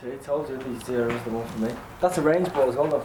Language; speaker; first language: English; native; English